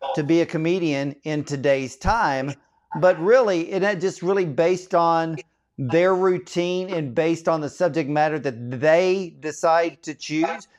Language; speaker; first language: English; native; English